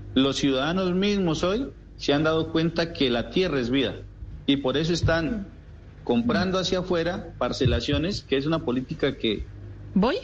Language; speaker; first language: Spanish; native; Spanish